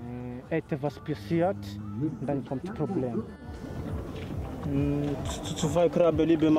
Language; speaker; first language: German; non-native, learner; Swahili